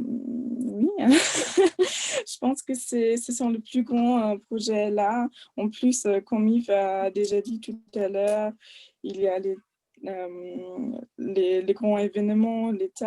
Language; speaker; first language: French; non-native, fluent; German